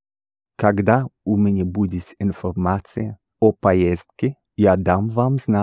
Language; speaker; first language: Russian; non-native, learner; English